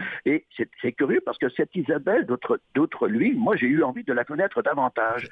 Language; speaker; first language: French; native; French